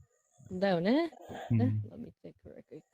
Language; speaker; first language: English; non-native, learner; Japanese